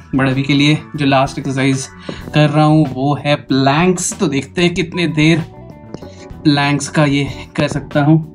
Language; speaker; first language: Hindi; native; Hindi